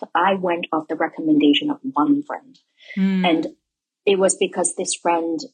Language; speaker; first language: English; native; English